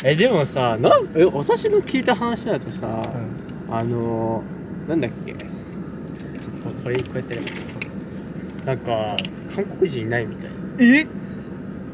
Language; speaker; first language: Japanese; native; Japanese